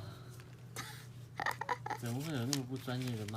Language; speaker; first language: Chinese; native; Chinese